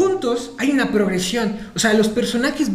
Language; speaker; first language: Spanish; native; Spanish